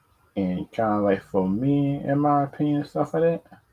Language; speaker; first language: English; native; English